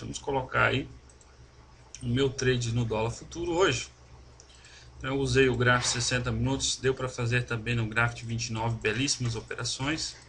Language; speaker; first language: Portuguese; native; Portuguese